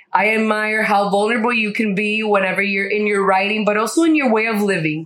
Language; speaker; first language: English; non-native, fluent; Spanish